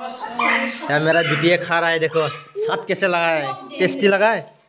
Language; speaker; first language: Hindi; non-native, local second language; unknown